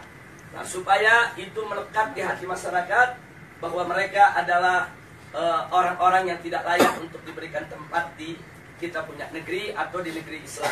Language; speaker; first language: Indonesian; native; Indonesian